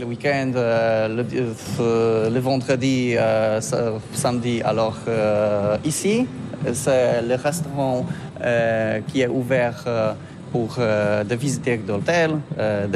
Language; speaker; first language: French; non-native, learner; Polish